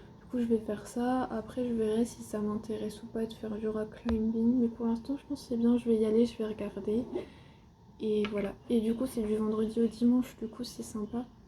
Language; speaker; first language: French; native; French